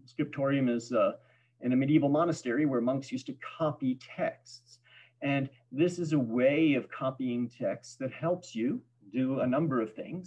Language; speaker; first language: English; native; English